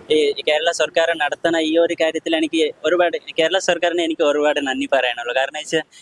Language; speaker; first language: Malayalam; non-native, local second language; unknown